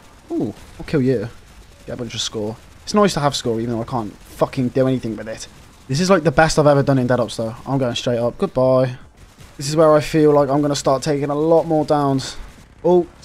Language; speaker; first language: English; native; English